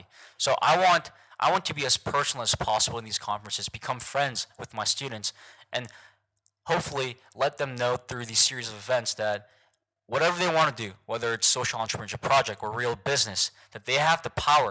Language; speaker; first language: English; early bilingual, other home language; Korean